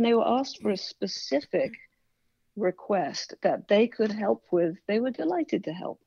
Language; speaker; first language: English; native; English